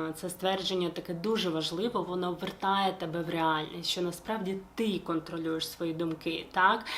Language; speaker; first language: Ukrainian; non-native, local second language; Russian